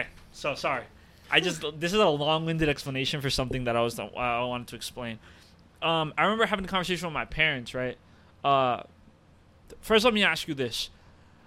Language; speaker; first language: English; native; English